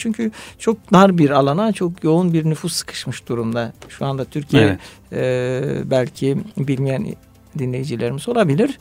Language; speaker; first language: Turkish; native; Turkish